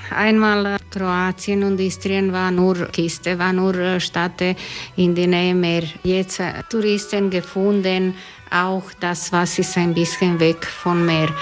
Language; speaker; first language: German; non-native, learner; Croatian